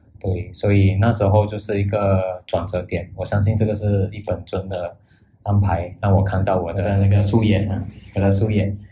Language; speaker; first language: Chinese; native; Chinese